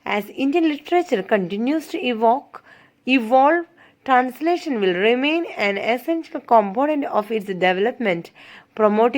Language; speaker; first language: English; non-native, local second language; Malayalam